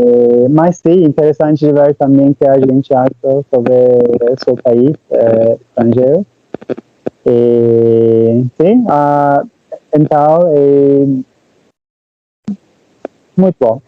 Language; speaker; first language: Portuguese; non-native, learner; Turkish